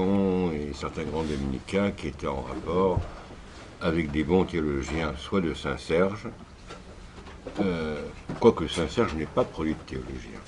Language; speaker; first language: French; native; French